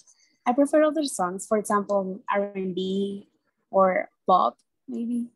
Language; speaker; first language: English; non-native, learner; Spanish